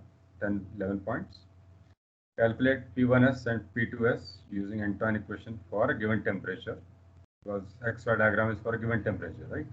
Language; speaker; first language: English; non-native, local second language; Hindi